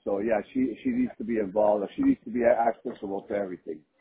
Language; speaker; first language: English; early bilingual, other home language; Spanish